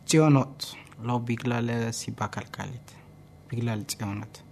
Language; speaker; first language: Hebrew; non-native, learner; Amharic